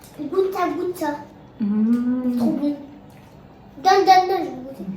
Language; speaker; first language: French; early bilingual, other home language; Tamil